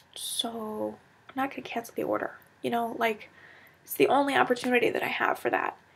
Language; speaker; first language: English; native; English